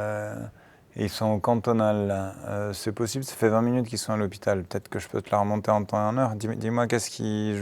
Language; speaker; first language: French; native; French